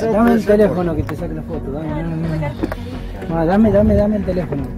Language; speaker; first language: Spanish; native; Spanish